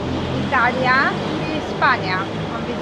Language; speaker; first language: Italian; non-native, learner; Romanian